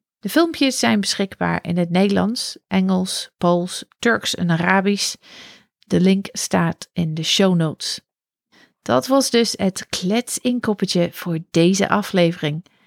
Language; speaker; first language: Dutch; non-native, fluent; English